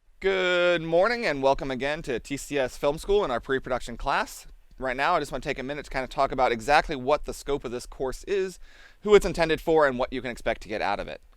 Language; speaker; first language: English; native; English